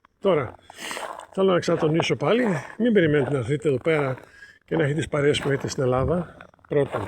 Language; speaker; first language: Greek; native; Greek